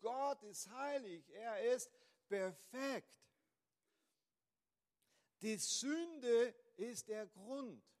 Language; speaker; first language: German; non-native, fluent; Portuguese